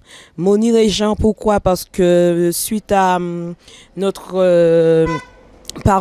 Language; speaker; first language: French; native; French